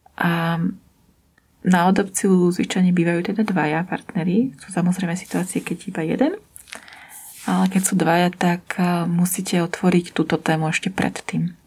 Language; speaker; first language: Slovak; native; Slovak